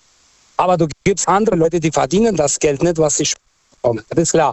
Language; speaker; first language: German; non-native, fluent; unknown